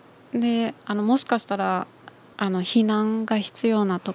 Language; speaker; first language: Japanese; non-native, fluent; German